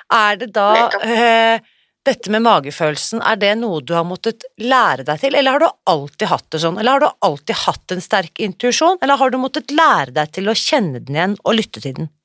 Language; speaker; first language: Norwegian; early bilingual, other home language; German